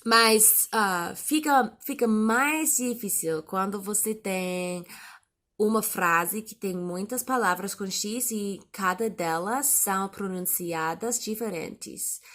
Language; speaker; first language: Portuguese; non-native, learner; English